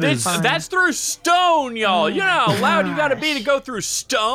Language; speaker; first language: English; native; English